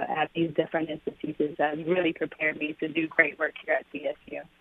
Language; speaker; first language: English; native; English